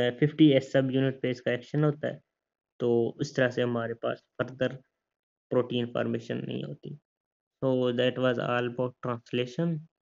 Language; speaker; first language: Hindi; native; Hindi